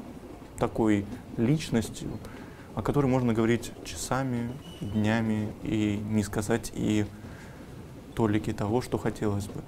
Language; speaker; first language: Russian; native; Russian